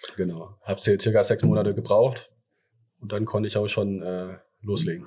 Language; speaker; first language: German; early bilingual, other home language; Thai